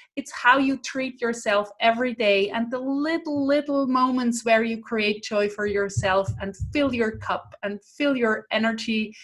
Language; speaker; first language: English; non-native, fluent; Swiss German